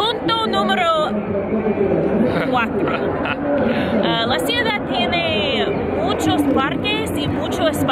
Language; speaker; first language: Spanish; non-native, learner; English